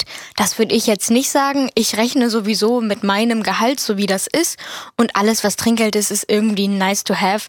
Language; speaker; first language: German; native; German